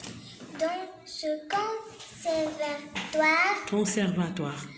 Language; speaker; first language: French; non-native, learner; Arabic